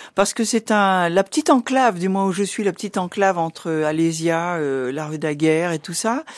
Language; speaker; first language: French; native; French